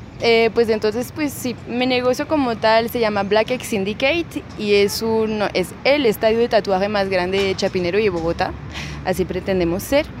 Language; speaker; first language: Spanish; non-native, fluent; French